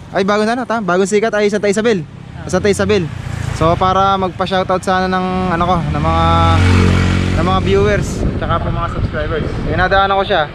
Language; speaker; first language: Filipino; native; Filipino